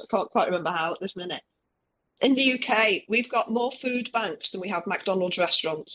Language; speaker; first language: English; native; English